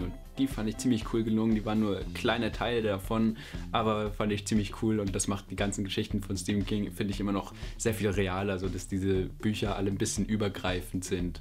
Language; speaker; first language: German; native; German